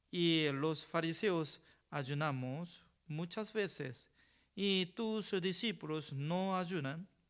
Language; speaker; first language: Spanish; non-native, fluent; Korean